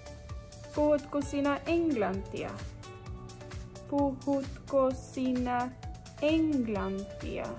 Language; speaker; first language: Finnish; non-native, learner; English